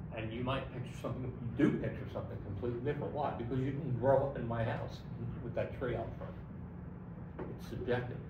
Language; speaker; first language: English; native; English